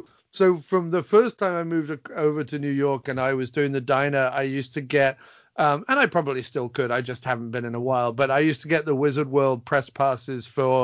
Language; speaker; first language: English; native; English